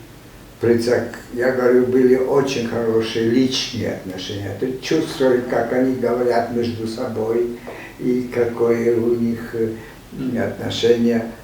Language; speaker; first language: Russian; non-native, fluent; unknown